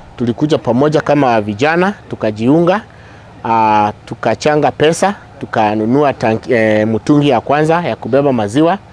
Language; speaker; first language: Swahili; non-native, local second language; Meru